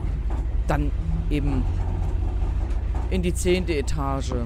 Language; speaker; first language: German; native; German